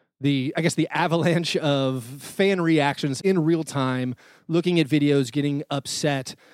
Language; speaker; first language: English; native; English